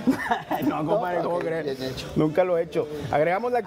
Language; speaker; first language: Spanish; native; Spanish